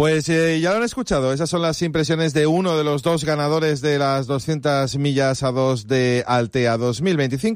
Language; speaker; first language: Spanish; native; Spanish